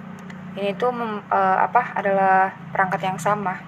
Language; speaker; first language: Indonesian; native; Indonesian